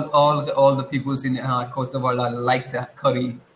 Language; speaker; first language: English; non-native, learner; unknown